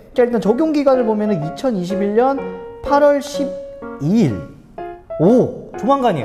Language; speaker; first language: Korean; native; Korean